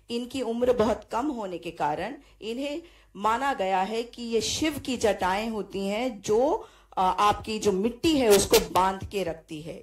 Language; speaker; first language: Hindi; native; Hindi